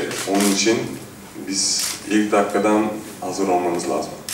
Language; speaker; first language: Turkish; non-native, fluent; Italian